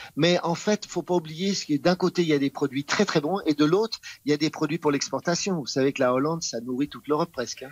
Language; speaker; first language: French; non-native, fluent; Dutch